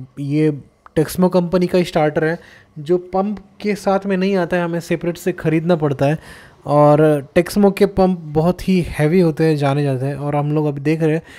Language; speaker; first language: Hindi; native; Hindi